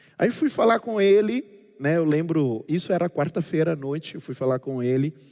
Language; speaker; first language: Portuguese; non-native, local second language; Kabuverdianu